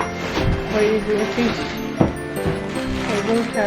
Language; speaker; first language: English; non-native, learner; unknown